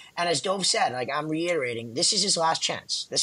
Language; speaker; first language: English; native; English